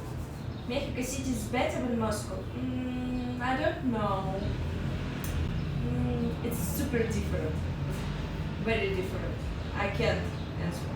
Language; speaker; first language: English; non-native, learner; Russian